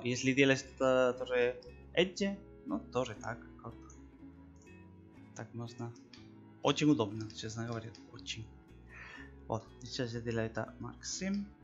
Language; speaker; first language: Russian; non-native, learner; Spanish